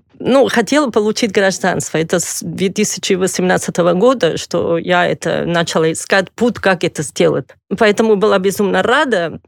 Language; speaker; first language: Russian; non-native, fluent; Catalan